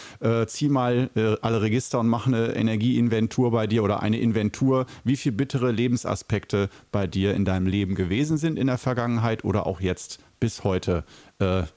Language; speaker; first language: German; native; German